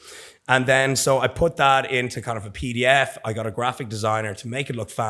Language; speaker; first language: English; native; English